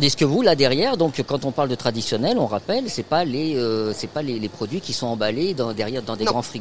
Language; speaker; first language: French; native; French